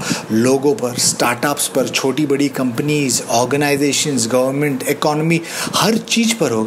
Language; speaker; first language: Hindi; native; Hindi